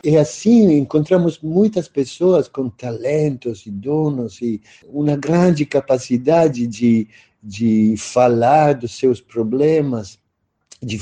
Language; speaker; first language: Portuguese; non-native, fluent; Italian